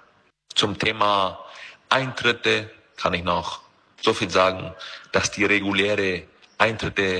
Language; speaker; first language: German; early bilingual, heritage; German